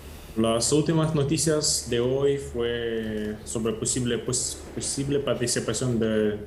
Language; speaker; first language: Spanish; non-native, fluent; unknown